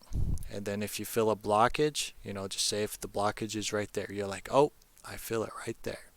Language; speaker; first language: English; native; English